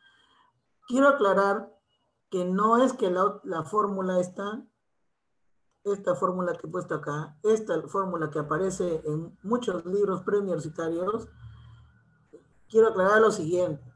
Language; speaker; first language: Spanish; native; Spanish